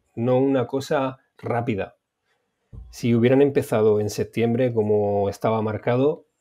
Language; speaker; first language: Spanish; native; Spanish